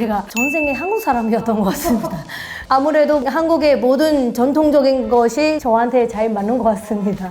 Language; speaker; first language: Korean; non-native, fluent; Burmese